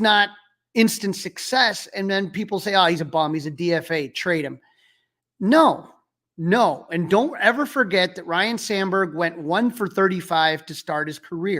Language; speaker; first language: English; native; English